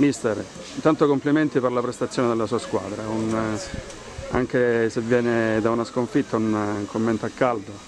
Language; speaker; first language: Italian; native; Italian